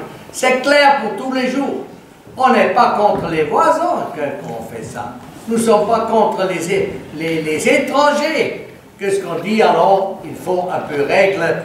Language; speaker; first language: French; non-native, fluent; German